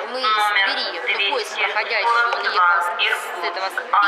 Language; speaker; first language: Russian; native; Russian